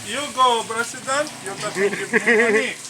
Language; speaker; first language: English; non-native, learner; Sundanese